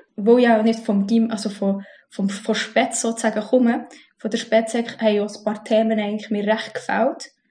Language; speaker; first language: German; early bilingual, other home language; Arabic